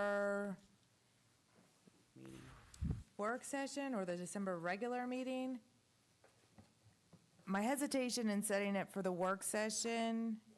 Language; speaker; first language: English; native; English